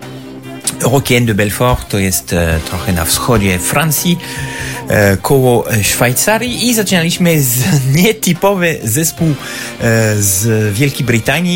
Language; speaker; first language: Polish; non-native, fluent; French